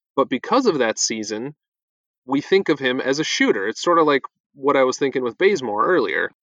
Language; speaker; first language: English; native; English